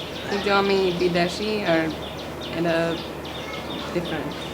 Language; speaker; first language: Bangla; non-native, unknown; English